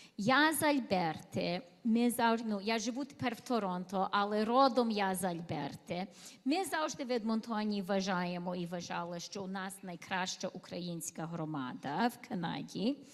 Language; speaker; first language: Ukrainian; early bilingual, heritage; Ukrainian